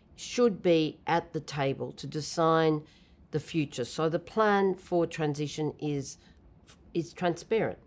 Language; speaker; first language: English; native; English